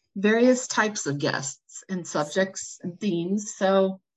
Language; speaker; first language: English; native; English